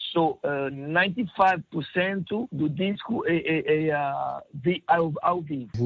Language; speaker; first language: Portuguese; non-native, learner; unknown